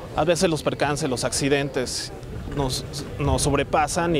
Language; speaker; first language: Spanish; native; Spanish